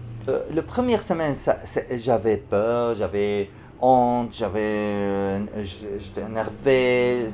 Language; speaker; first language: French; non-native, fluent; Arabic